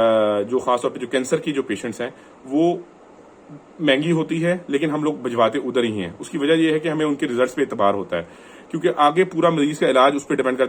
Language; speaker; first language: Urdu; non-native, local second language; Punjabi